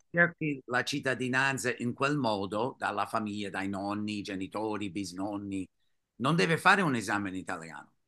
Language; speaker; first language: Italian; non-native, fluent; English